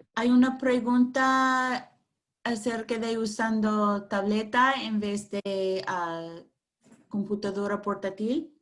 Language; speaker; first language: Spanish; non-native, fluent; English